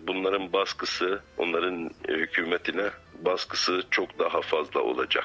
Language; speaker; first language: Turkish; non-native, fluent; Arabic